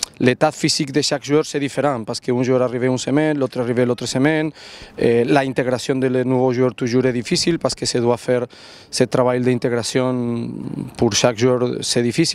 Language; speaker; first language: French; non-native, learner; Catalan